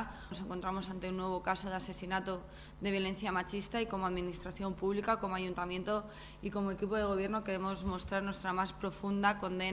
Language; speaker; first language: Spanish; native; Spanish